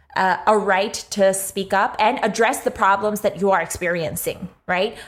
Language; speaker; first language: English; non-native, local second language; Urdu